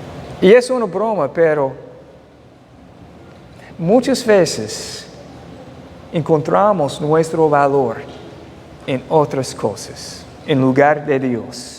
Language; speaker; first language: Spanish; non-native, fluent; English